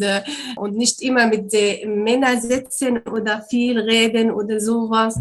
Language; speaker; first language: German; non-native, learner; Arabic